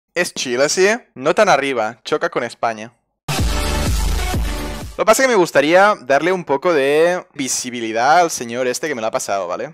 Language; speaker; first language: Spanish; native; Spanish